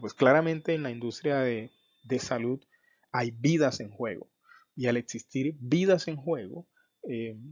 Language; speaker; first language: Spanish; native; Spanish